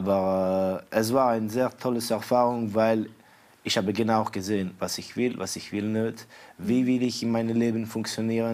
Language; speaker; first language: German; non-native, fluent; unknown